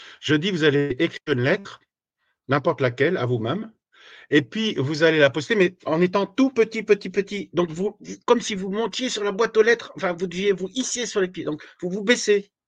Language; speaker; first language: French; native; French